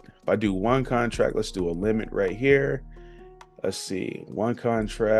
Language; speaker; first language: English; native; English